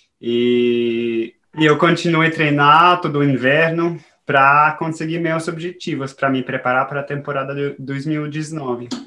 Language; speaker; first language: Portuguese; non-native, fluent; French